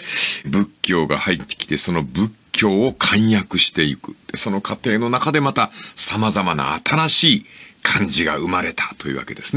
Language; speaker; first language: Japanese; native; Japanese